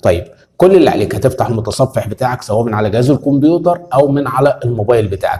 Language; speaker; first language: Arabic; native; Arabic